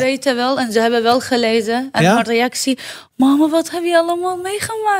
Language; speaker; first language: Dutch; non-native, learner; Arabic